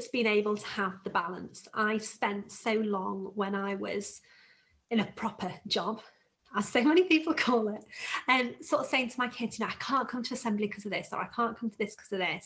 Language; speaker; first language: English; native; English